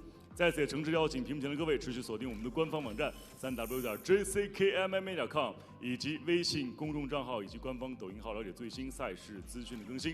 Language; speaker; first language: Chinese; native; Chinese